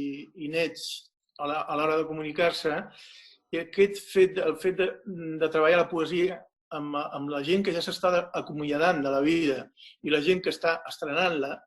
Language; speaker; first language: Catalan; non-native, local second language; Spanish